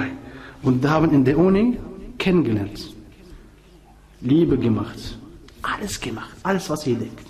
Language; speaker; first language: German; non-native, fluent; Arabic